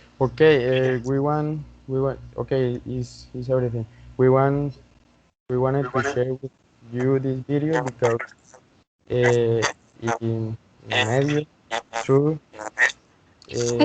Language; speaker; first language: English; non-native, learner; Spanish